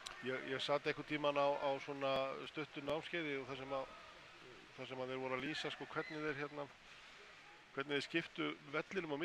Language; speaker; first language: Icelandic; native; Icelandic